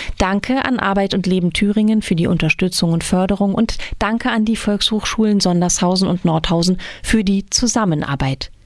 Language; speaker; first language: German; native; German